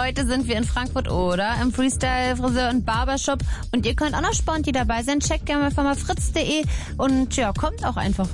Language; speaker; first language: German; native; German